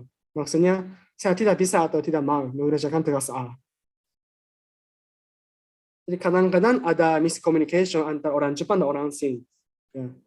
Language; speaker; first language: Indonesian; non-native, fluent; Japanese